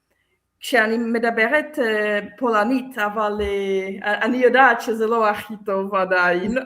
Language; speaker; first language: Hebrew; non-native, fluent; Czech